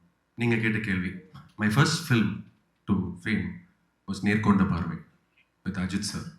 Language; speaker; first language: Tamil; native; Tamil